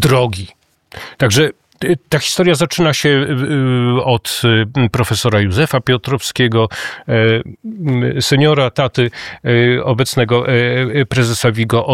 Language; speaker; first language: Polish; native; Polish